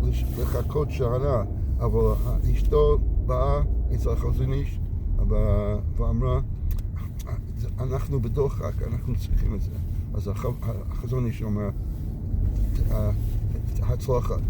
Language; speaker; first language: Hebrew; non-native, fluent; English